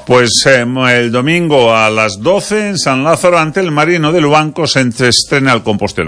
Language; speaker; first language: Spanish; native; Spanish